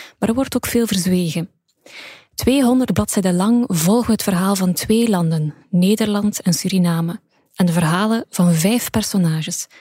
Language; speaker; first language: Dutch; native; Dutch